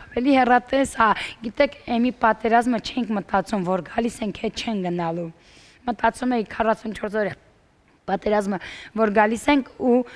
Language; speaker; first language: Armenian; native; Armenian